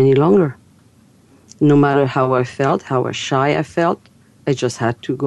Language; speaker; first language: English; non-native, fluent; French